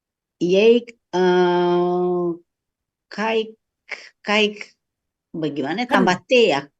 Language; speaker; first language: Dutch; non-native, learner; Indonesian